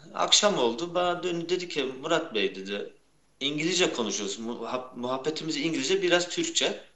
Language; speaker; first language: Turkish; early bilingual, heritage; Turkish